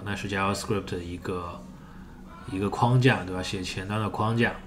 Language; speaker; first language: Chinese; native; Chinese